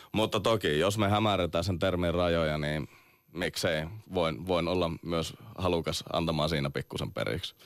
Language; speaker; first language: Finnish; native; Finnish